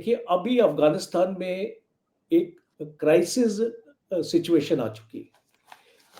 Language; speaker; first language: Hindi; native; Hindi